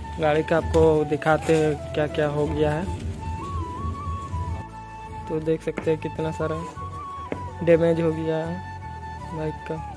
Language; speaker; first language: Hindi; native; Hindi